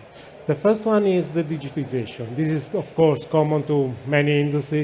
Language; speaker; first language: English; non-native, fluent; Italian